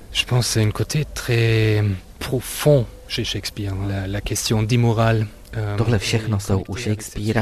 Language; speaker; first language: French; non-native, learner; Czech